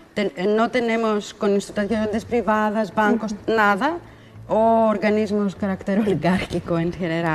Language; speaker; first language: Spanish; non-native, learner; Greek